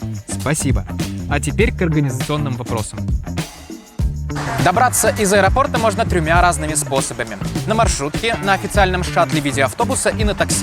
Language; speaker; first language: Russian; native; Russian